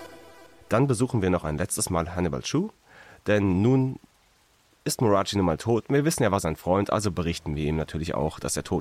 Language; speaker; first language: German; native; German